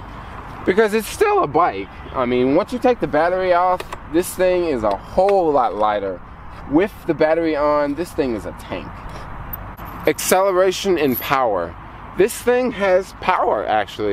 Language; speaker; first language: English; native; English